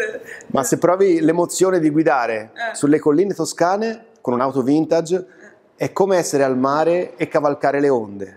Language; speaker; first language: Italian; native; Italian